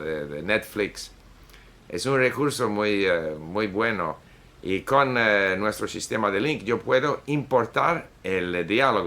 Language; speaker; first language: Spanish; non-native, fluent; Swedish